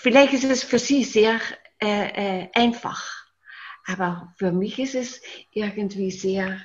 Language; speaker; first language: German; non-native, fluent; Dutch